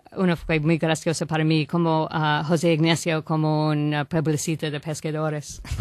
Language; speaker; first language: Spanish; non-native, learner; English